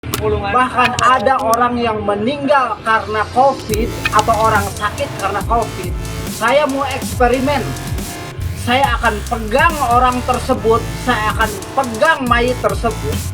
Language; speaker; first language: Indonesian; non-native, local second language; Sundanese